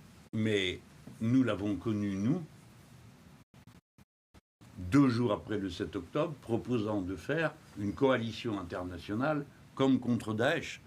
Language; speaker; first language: French; native; French